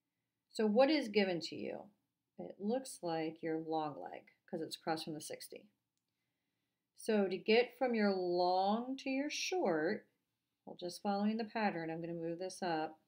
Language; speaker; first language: English; native; English